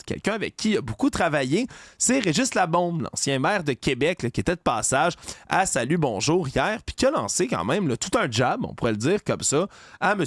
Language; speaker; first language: French; native; French